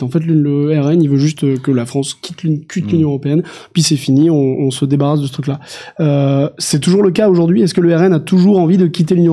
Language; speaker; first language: French; native; French